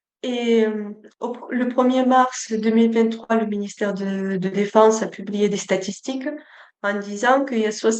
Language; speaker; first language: French; non-native, fluent; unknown